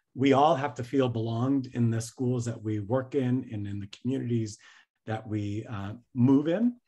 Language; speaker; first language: English; native; English